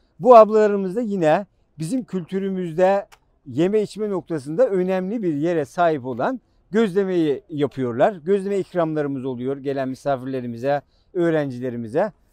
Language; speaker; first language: Turkish; native; Turkish